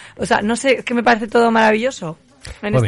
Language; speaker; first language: Spanish; native; Spanish